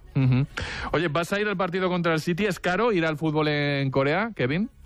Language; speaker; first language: Spanish; native; Spanish